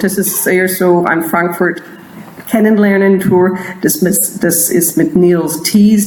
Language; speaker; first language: German; non-native, fluent; English